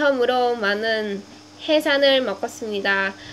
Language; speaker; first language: Korean; non-native, learner; Vietnamese